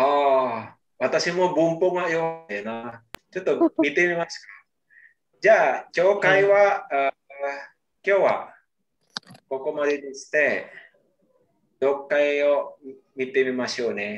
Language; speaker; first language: Japanese; non-native, learner; Indonesian